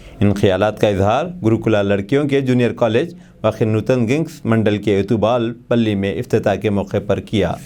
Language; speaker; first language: Urdu; native; Urdu